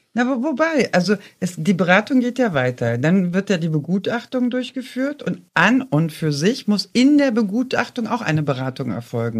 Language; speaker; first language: German; native; German